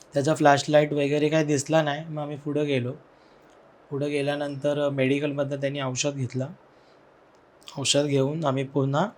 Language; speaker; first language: Marathi; non-native, local second language; Telugu